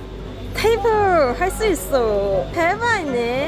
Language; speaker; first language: Korean; non-native, learner; Cantonese